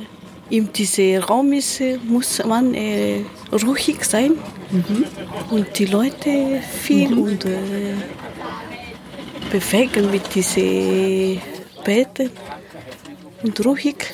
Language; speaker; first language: German; non-native, learner; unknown